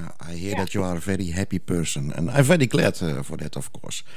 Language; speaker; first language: English; non-native, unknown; Dutch